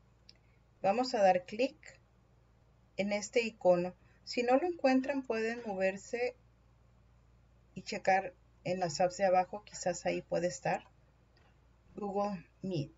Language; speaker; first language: Spanish; native; Spanish